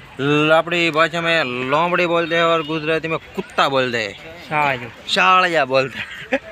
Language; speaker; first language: Hindi; non-native, local second language; Gujarati